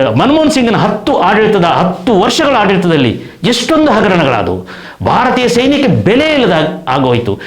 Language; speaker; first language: Kannada; non-native, local second language; Kodava